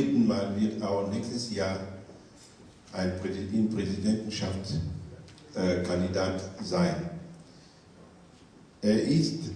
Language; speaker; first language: German; non-native, fluent; French